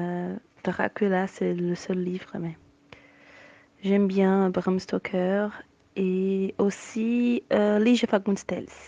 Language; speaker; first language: French; non-native, fluent; Portuguese